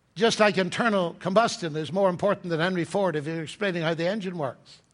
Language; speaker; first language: English; native; English